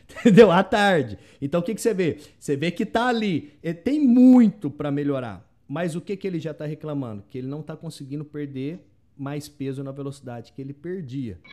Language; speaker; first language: Portuguese; native; Portuguese